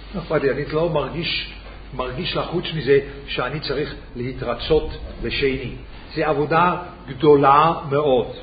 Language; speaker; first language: Hebrew; non-native, fluent; Swiss German